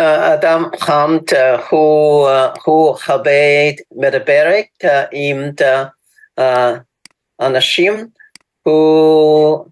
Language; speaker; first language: Hebrew; non-native, learner; German